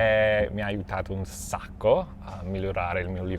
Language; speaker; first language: Italian; non-native, fluent; English